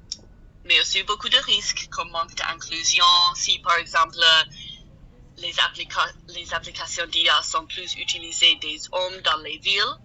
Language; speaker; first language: French; non-native, learner; English